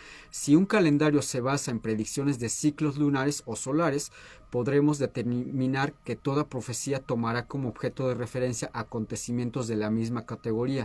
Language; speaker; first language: Spanish; native; Spanish